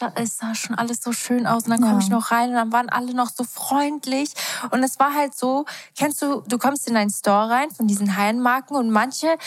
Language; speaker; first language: German; early bilingual, other home language; Portuguese